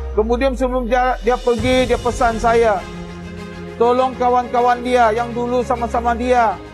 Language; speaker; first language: Malay; non-native, local second language; Chinese